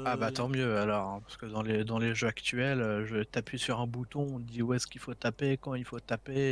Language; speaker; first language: French; native; French